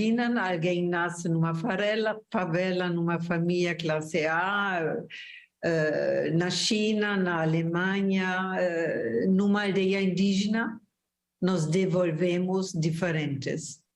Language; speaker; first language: Portuguese; non-native, fluent; German